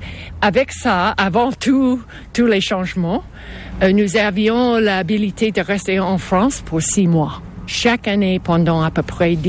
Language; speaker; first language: French; non-native, local second language; English